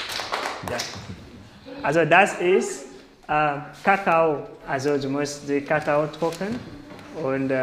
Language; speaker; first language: German; non-native, learner; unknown